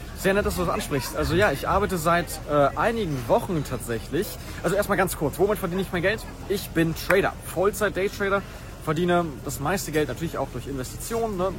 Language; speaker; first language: German; native; German